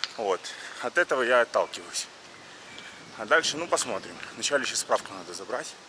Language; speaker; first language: Russian; native; Russian